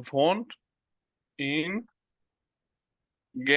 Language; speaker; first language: German; non-native, learner; Bangla